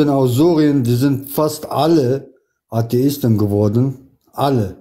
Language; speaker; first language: German; non-native, fluent; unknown